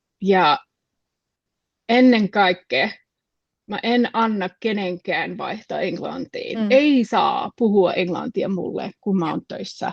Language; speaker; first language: Finnish; non-native, fluent; English